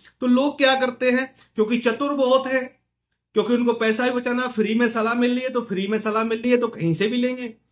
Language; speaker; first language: Hindi; native; Hindi